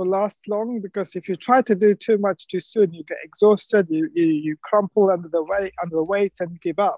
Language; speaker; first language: English; non-native, local second language; Sinhala